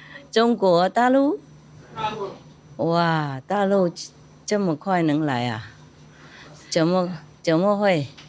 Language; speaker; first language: Chinese; non-native, fluent; Vietnamese